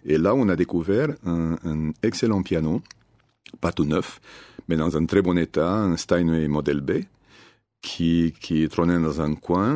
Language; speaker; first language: French; non-native, fluent; Romanian